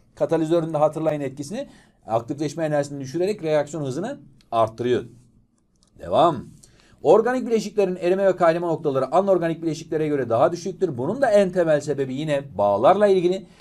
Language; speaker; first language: Turkish; native; Turkish